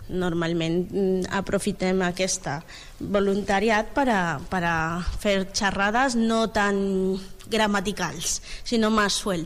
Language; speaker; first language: Catalan; non-native, learner; Spanish